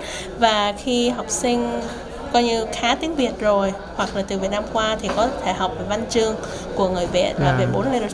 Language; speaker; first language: Vietnamese; early bilingual, heritage; Vietnamese